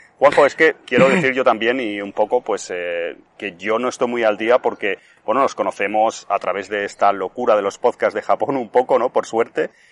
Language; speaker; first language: Spanish; native; Spanish